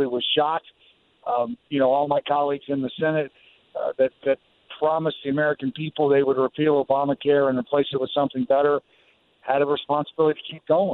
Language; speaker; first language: English; native; English